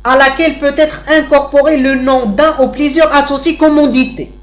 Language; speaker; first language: French; non-native, local second language; Arabic